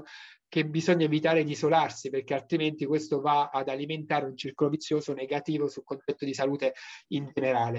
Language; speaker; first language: Italian; native; Italian